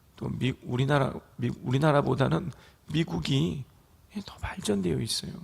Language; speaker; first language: Korean; native; Korean